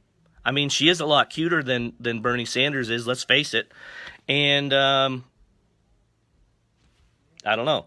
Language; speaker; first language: English; native; English